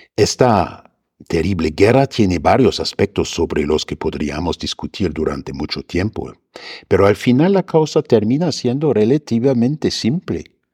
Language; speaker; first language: Spanish; non-native, fluent; German